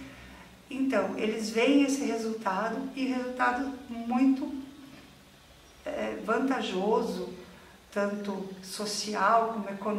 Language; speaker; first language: Portuguese; native; Portuguese